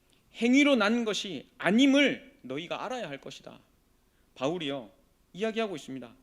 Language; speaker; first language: Korean; native; Korean